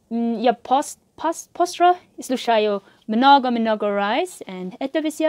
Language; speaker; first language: Russian; non-native, learner; Mongolian